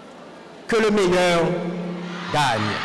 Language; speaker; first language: French; non-native, local second language; Haitian Creole